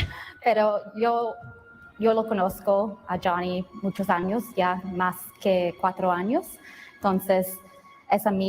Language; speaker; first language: Spanish; early bilingual, other home language; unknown